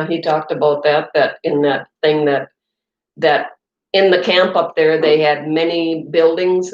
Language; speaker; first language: English; native; English